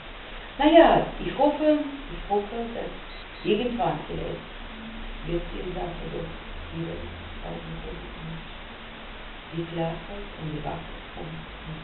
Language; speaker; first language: German; non-native, fluent; Russian